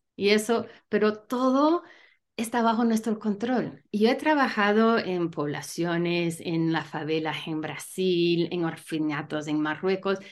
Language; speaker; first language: Spanish; early bilingual, heritage; Spanish